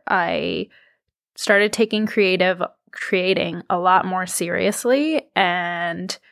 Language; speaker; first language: English; native; English